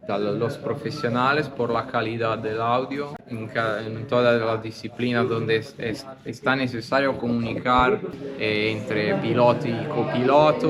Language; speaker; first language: Spanish; non-native, learner; Italian